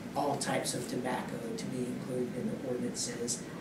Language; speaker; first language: English; native; English